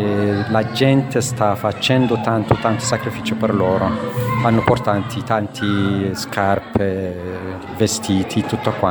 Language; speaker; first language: Italian; non-native, learner; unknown